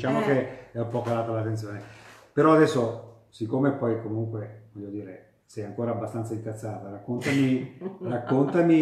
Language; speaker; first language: Italian; native; Italian